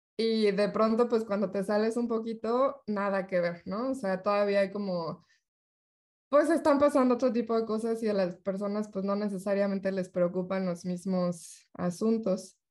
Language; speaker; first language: Spanish; native; Spanish